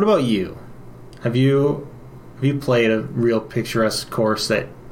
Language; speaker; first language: English; native; English